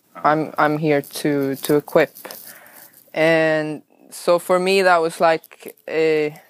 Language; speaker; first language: English; non-native, fluent; Swedish